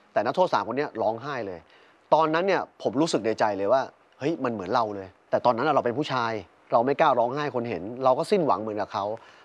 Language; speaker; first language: Thai; native; Thai